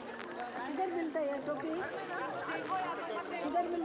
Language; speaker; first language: Hindi; non-native, local second language; Kannada